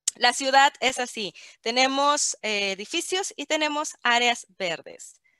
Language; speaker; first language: Spanish; native; Spanish